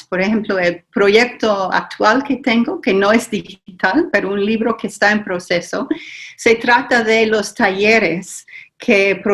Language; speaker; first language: Spanish; non-native, fluent; English